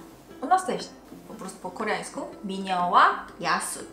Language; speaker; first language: Polish; non-native, learner; Korean